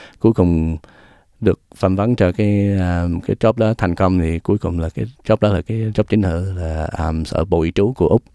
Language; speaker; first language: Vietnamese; early bilingual, heritage; Vietnamese